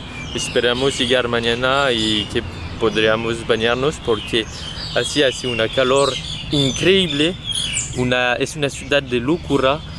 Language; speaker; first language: Spanish; non-native, fluent; French